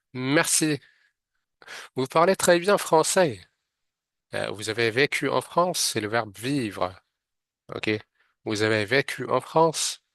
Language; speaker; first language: French; non-native, fluent; Arabic